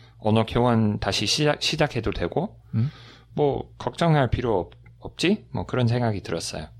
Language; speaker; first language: Korean; non-native, fluent; English